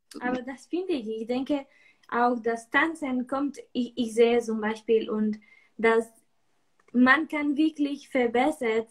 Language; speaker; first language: German; non-native, learner; Spanish